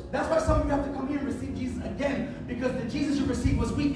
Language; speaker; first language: English; early bilingual, other home language; Spanish